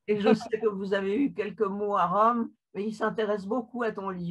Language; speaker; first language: French; native; French